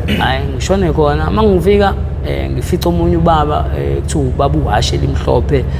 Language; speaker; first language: Zulu; native; Zulu